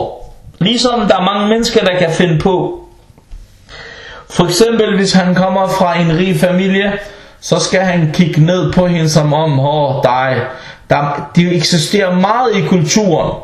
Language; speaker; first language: Danish; non-native, local second language; Arabic